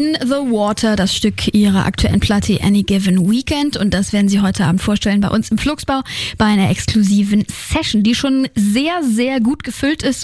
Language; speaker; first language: German; native; German